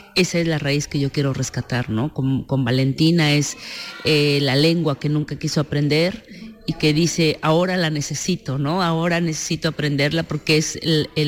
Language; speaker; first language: Spanish; native; Spanish